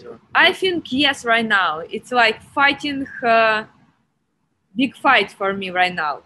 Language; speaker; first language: English; non-native, learner; Ukrainian